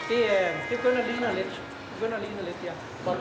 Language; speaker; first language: Danish; native; Danish